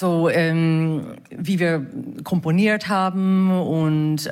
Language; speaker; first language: German; non-native, fluent; English